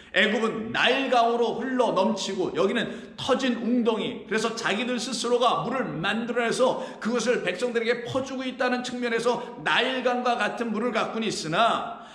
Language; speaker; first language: Korean; native; Korean